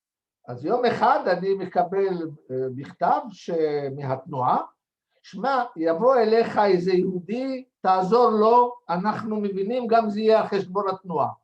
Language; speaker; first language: Hebrew; non-native, fluent; French